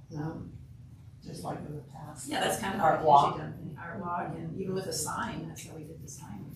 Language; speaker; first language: English; native; English